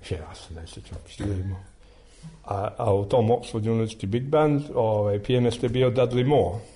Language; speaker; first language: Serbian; non-native, fluent; English